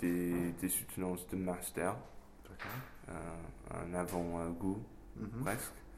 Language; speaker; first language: French; non-native, fluent; English